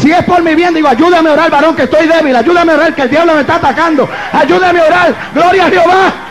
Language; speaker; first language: Spanish; native; Spanish